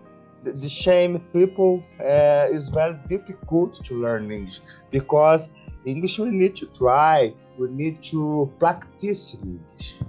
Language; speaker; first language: English; non-native, learner; Portuguese